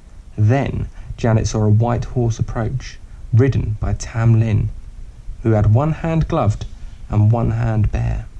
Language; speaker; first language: English; native; English